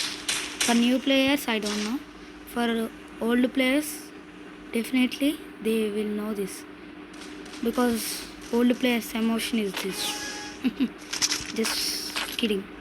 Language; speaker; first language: English; non-native, local second language; Telugu